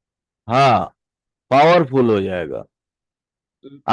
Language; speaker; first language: Hindi; native; Hindi